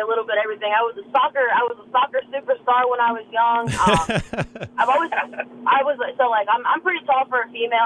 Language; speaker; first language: English; native; English